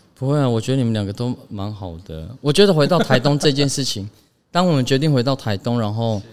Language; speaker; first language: Chinese; non-native, local second language; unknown